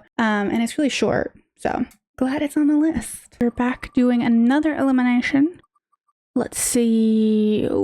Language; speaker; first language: English; native; English